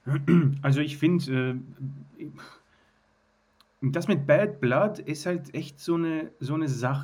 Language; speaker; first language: German; native; German